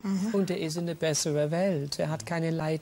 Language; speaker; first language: German; non-native, fluent; English